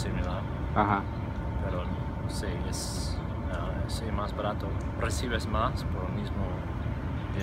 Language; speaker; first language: Spanish; non-native, fluent; English